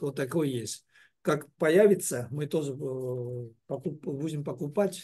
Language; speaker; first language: Russian; non-native, learner; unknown